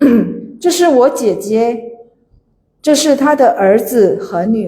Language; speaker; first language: Chinese; non-native, fluent; Indonesian